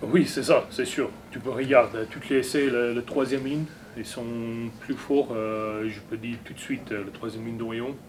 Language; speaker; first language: French; non-native, learner; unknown